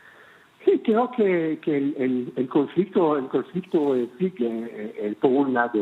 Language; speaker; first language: Spanish; non-native, fluent; Hebrew